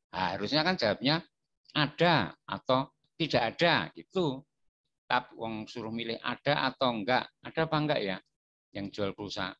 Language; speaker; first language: Indonesian; non-native, local second language; Javanese